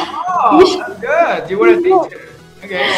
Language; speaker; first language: English; non-native, fluent; Spanish